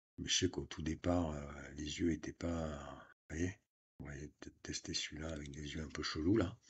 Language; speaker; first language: French; native; French